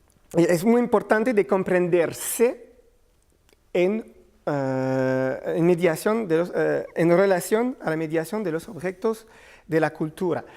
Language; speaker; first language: Spanish; non-native, learner; French